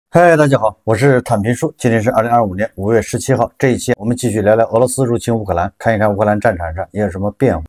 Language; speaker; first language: Chinese; native; Chinese